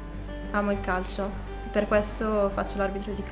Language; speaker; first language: Italian; early bilingual, other home language; Arabic